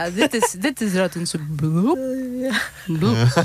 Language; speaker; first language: Dutch; non-native, learner; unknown